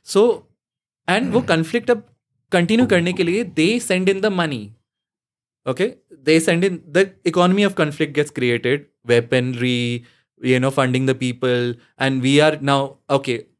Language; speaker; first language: English; non-native, local second language; Punjabi